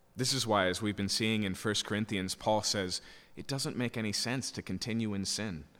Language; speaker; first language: English; native; English